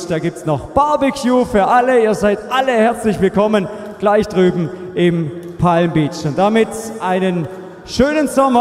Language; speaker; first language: German; native; German